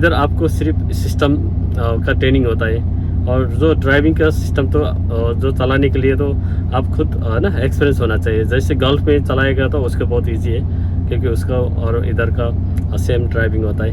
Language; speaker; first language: Hindi; non-native, learner; Nepali